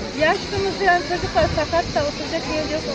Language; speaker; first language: Turkish; native; Turkish